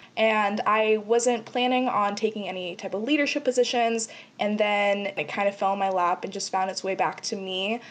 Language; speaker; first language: English; native; English